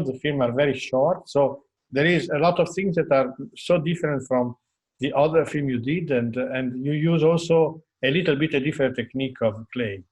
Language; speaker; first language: English; non-native, fluent; Italian